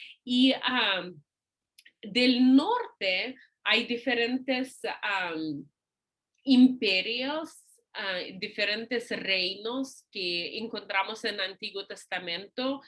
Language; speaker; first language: Spanish; non-native, fluent; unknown